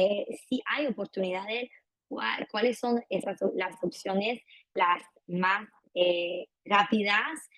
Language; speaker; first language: Spanish; non-native, fluent; French